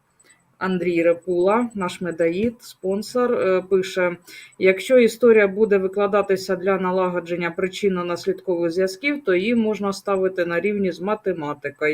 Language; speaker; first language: Ukrainian; native; Ukrainian